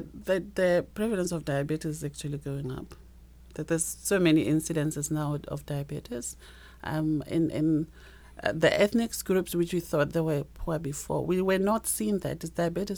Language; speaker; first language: English; non-native, local second language; Northern Sotho